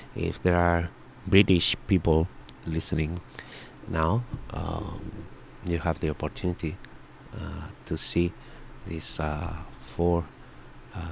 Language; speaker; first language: English; non-native, fluent; Spanish